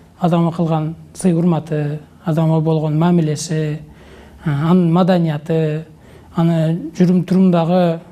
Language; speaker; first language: Kyrgyz; non-native, local second language; Uzbek